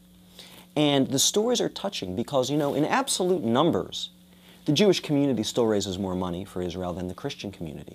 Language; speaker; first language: English; native; English